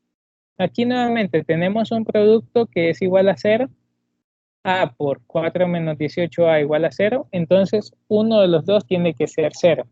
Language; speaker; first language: Spanish; native; Spanish